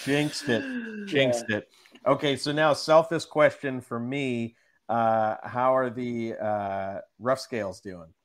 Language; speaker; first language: English; native; English